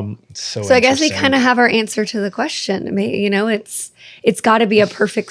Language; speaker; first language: English; native; English